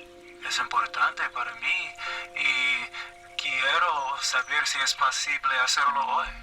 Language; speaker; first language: Spanish; non-native, learner; English